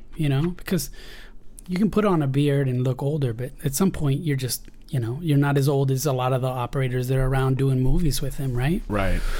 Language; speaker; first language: English; early bilingual, other home language; Spanish